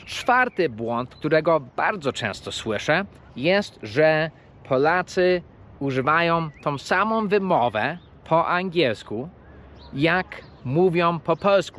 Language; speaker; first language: Polish; non-native, fluent; English